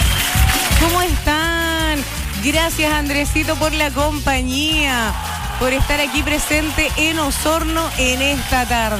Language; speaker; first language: Spanish; native; Spanish